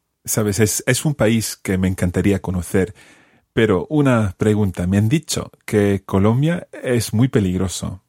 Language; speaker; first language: Spanish; non-native, fluent; English